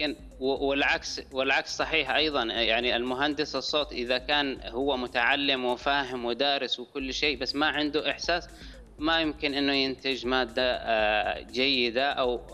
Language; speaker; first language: Arabic; native; Arabic